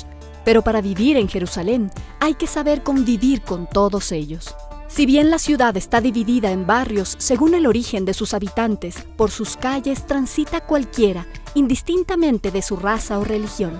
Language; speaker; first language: Spanish; native; Spanish